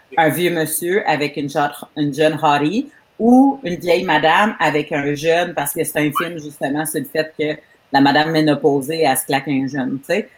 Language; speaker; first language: French; native; French